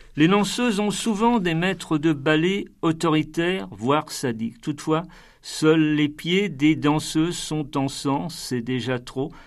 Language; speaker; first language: French; native; French